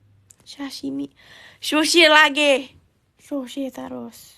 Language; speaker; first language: Indonesian; native; Indonesian